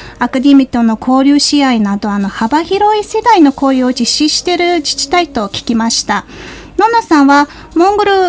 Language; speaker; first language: Japanese; non-native, fluent; Mongolian